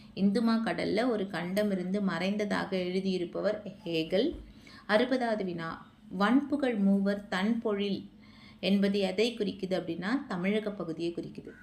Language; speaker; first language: Tamil; native; Tamil